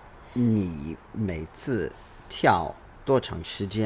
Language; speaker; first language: Chinese; non-native, learner; English